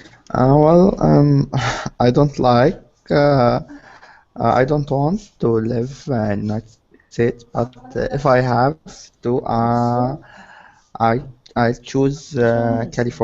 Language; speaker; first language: English; non-native, learner; Arabic